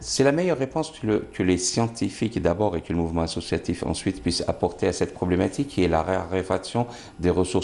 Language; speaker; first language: French; non-native, local second language; Arabic